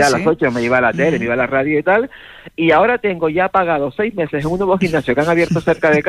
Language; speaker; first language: Spanish; native; Spanish